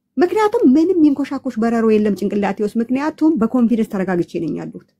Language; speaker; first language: Amharic; native; Amharic